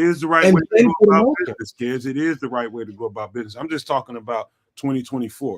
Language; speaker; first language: English; native; English